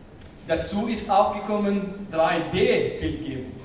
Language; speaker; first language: German; non-native, fluent; Arabic